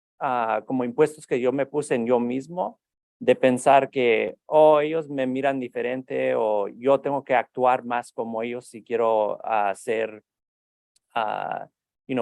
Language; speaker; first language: Spanish; early bilingual, heritage; Spanish